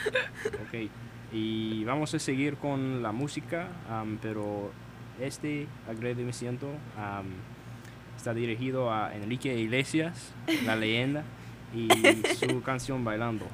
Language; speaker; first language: Spanish; non-native, learner; English